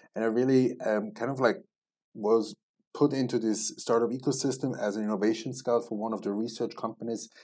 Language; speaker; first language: English; non-native, fluent; Swiss German